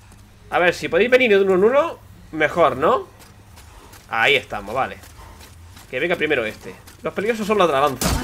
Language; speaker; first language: Spanish; native; Spanish